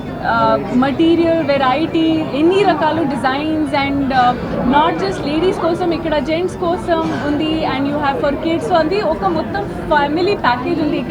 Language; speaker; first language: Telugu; non-native, fluent; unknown